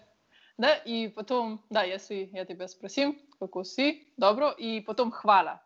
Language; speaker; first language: Russian; non-native, learner; Slovenian